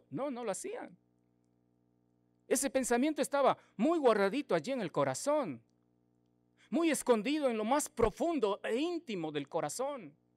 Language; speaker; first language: Spanish; native; Spanish